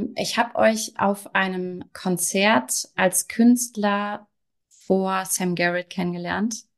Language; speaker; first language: German; native; German